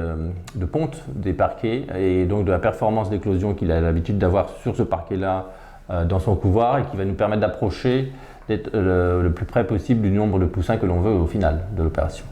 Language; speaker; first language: French; native; French